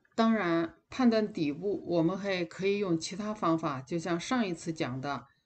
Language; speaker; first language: Chinese; native; Chinese